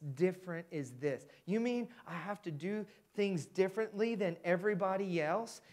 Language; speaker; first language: English; native; English